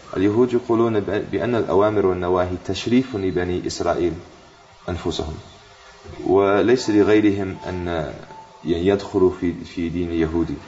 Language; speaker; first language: Arabic; non-native, fluent; English